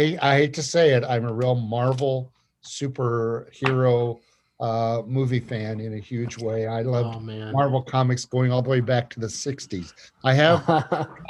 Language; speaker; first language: English; native; English